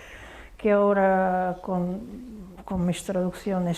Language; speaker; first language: Spanish; non-native, fluent; Hungarian